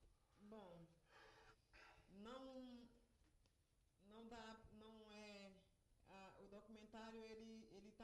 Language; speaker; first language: Portuguese; non-native, local second language; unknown